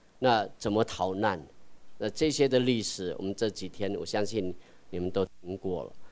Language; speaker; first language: Chinese; native; Chinese